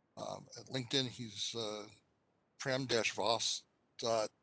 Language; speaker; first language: English; native; English